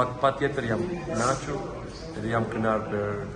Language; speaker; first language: Albanian; non-native, learner; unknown